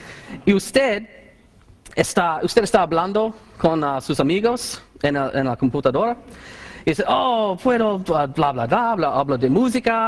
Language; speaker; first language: Spanish; non-native, learner; English